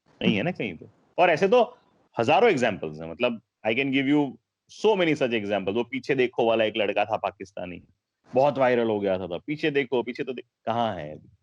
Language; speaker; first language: Hindi; non-native, local second language; Gujarati